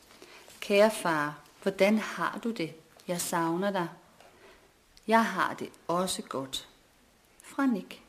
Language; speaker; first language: Danish; native; Danish